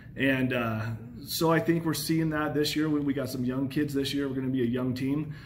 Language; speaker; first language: English; native; English